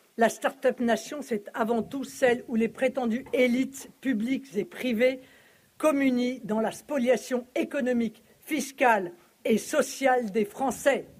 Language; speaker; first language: French; native; French